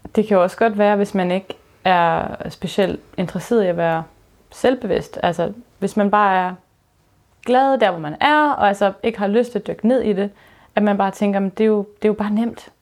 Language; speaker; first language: Danish; early bilingual, other home language; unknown